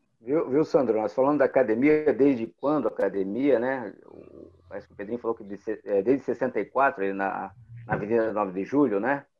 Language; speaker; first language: Portuguese; native; Portuguese